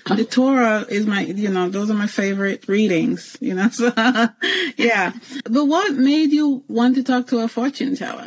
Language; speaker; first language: English; native; English